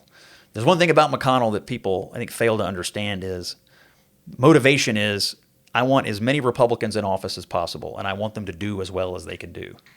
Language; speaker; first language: English; native; English